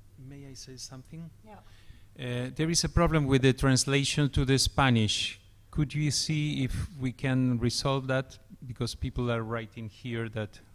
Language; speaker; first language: English; non-native, fluent; Spanish